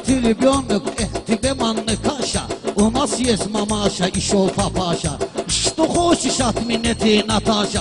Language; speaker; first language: Russian; non-native, learner; Talysh